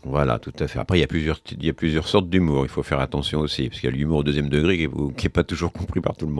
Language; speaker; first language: French; native; French